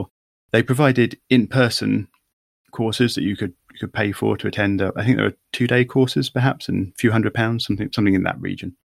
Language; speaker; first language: English; native; English